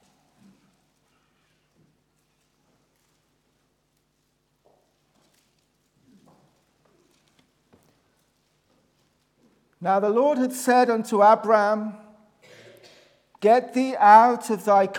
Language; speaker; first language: English; native; English